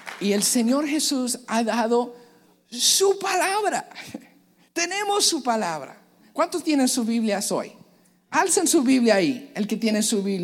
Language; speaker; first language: Spanish; native; Spanish